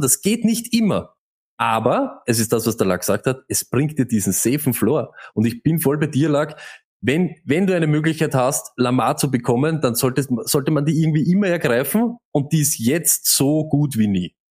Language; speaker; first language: German; native; German